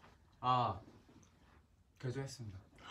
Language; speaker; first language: Korean; native; Korean